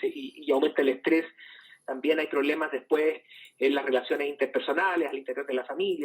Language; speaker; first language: Spanish; native; Spanish